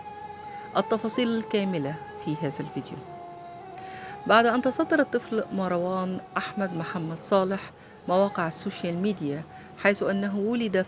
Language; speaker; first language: Arabic; native; Arabic